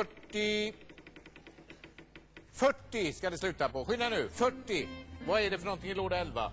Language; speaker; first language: Swedish; native; Swedish